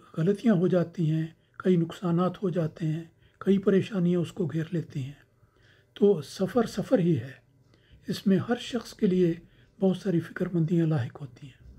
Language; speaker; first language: Urdu; native; Urdu